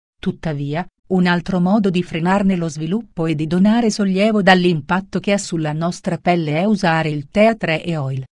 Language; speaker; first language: Italian; native; Italian